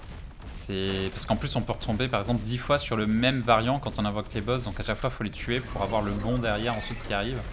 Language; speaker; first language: French; native; French